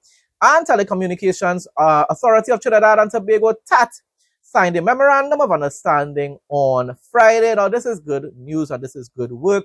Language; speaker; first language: English; native; English